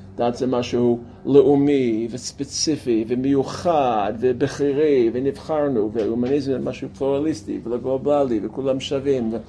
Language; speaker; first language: Hebrew; non-native, fluent; English